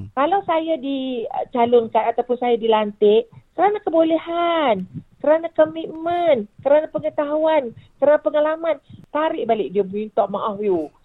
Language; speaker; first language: Malay; native; Malay